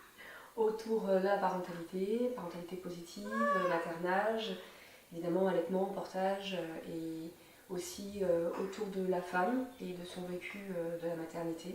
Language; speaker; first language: French; native; French